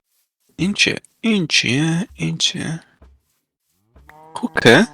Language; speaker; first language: Persian; non-native, learner; Italian